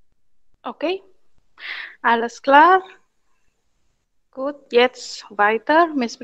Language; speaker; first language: German; non-native, fluent; Indonesian